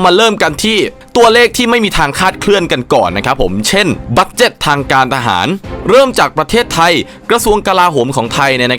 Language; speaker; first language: Thai; native; Thai